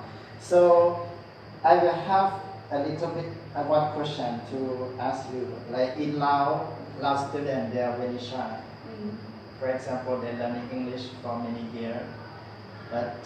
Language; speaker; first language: English; non-native, learner; Lao